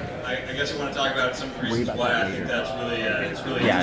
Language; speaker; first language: English; native; English